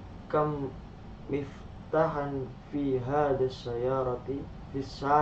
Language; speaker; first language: Arabic; non-native, learner; Indonesian